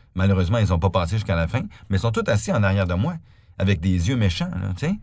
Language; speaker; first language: French; native; French